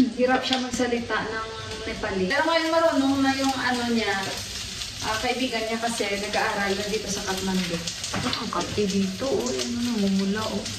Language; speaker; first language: Filipino; non-native, local second language; Hiligaynon